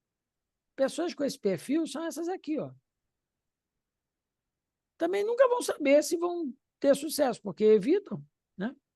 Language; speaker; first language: Portuguese; native; Portuguese